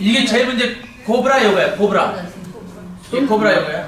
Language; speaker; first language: Korean; non-native, learner; Hindi